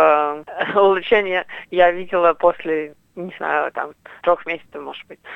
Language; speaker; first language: Russian; non-native, fluent; English